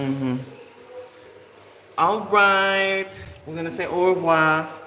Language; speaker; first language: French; non-native, learner; English